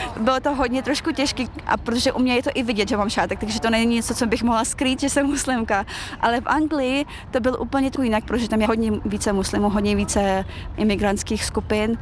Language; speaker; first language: Czech; early bilingual, other home language; Chechen